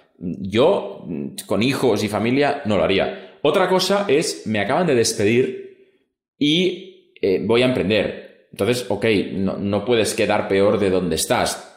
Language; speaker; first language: Spanish; non-native, local second language; Catalan